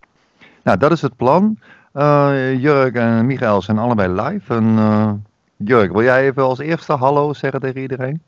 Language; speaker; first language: Dutch; native; Dutch